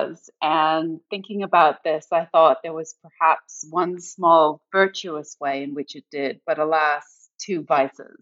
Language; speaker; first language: English; native; English